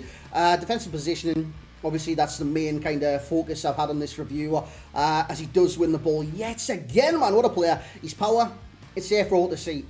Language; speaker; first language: English; native; English